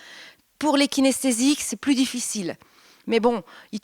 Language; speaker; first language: French; native; French